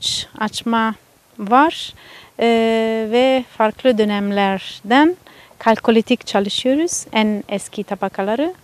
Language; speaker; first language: Turkish; non-native, learner; Italian